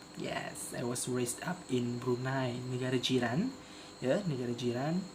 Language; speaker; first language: English; non-native, local second language; Malay